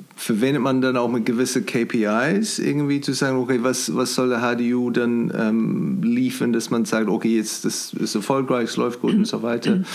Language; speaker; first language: German; non-native, fluent; English